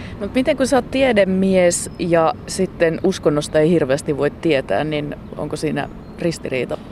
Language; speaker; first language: Finnish; native; Finnish